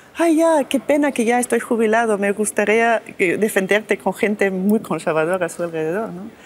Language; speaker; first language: Spanish; non-native, fluent; German